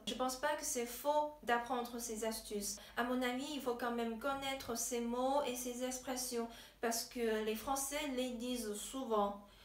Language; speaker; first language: French; non-native, fluent; Chinese